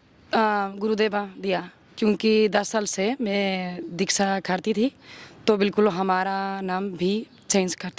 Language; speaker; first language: Hindi; non-native, learner; Spanish